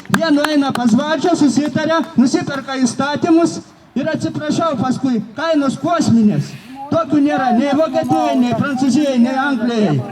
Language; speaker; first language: Lithuanian; native; Lithuanian